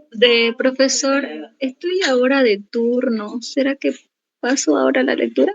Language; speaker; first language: Spanish; non-native, learner; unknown